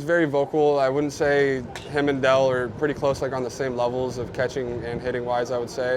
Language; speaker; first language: English; native; English